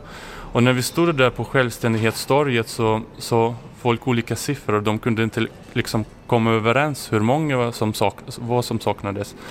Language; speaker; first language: Swedish; non-native, fluent; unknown